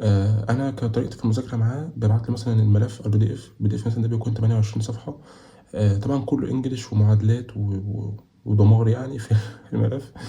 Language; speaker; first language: Arabic; native; Arabic